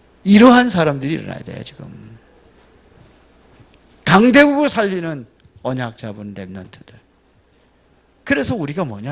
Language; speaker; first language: Korean; native; Korean